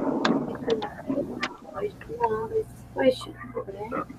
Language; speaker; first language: English; non-native, fluent; Spanish